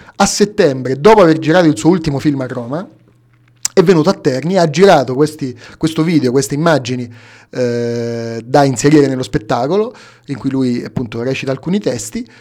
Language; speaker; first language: Italian; native; Italian